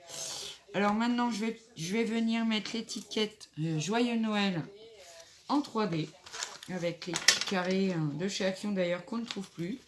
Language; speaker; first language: French; native; French